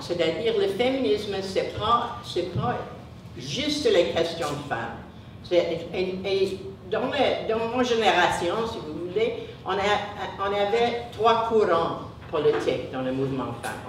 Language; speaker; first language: French; non-native, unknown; English